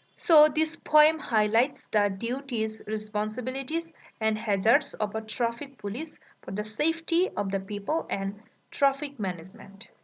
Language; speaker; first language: English; non-native, local second language; Bangla